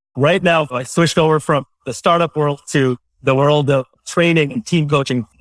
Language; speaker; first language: English; non-native, local second language; Malayalam